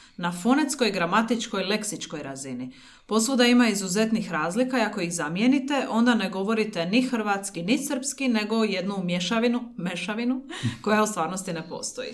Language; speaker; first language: Croatian; native; Croatian